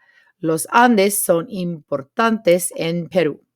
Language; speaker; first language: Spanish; non-native, fluent; English